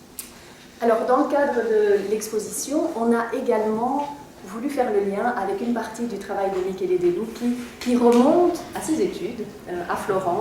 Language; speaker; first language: French; native; French